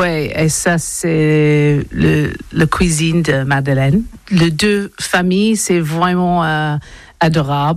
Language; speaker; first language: French; non-native, learner; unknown